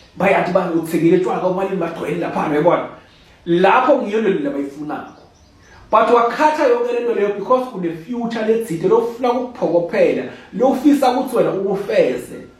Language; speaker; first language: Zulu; non-native, local second language; Swati